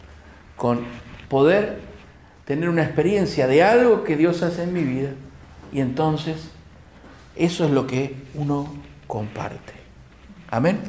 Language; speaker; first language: Spanish; native; Spanish